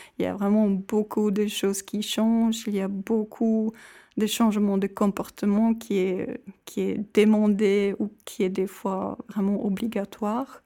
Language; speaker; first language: French; non-native, fluent; Czech